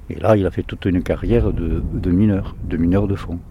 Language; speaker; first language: French; native; French